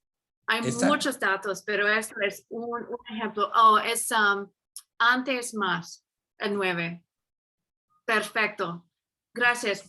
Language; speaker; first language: Spanish; non-native, fluent; English